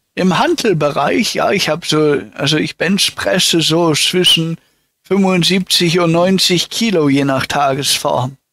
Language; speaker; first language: German; native; German